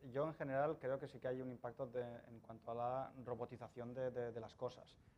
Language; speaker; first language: Spanish; native; Spanish